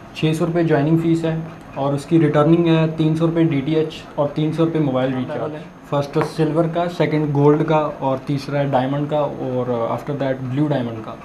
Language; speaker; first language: Hindi; non-native, local second language; Punjabi